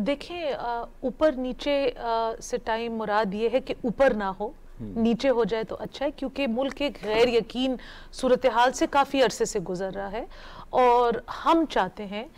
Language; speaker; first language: Hindi; native; Hindi